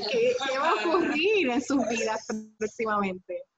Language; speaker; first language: Spanish; non-native, fluent; Greek